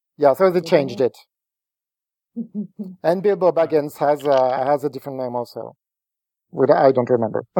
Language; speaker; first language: English; non-native, fluent; French